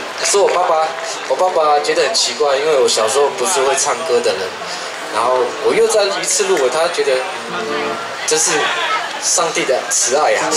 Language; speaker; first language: Chinese; non-native, local second language; Amis